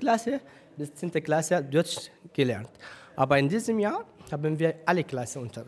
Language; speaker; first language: German; non-native, learner; Arabic